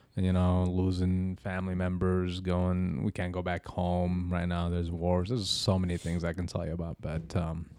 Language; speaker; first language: English; early bilingual, other home language; Arabic